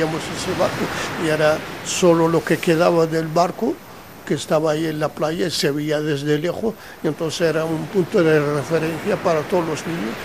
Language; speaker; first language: Spanish; non-native, local second language; Arabic